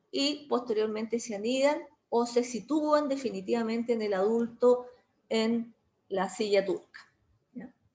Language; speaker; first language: Spanish; native; Spanish